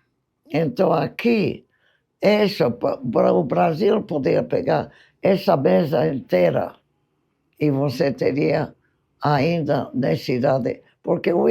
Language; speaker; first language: Portuguese; non-native, fluent; English